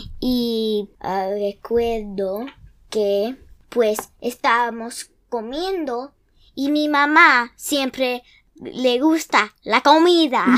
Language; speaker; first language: Spanish; early bilingual, heritage; English